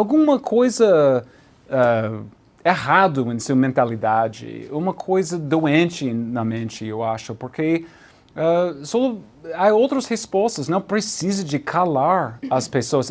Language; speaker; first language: Portuguese; non-native, learner; English